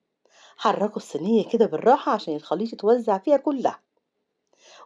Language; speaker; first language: Arabic; native; Arabic